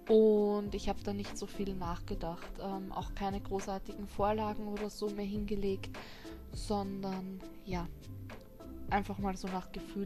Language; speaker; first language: German; native; German